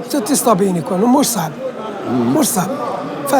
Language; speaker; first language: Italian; non-native, learner; Arabic